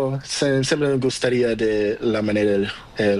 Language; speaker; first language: Spanish; non-native, learner; Portuguese